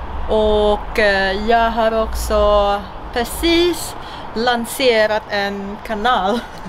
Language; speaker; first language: Swedish; non-native, fluent; Indonesian